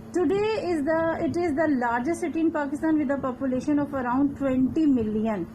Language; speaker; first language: English; non-native, local second language; Urdu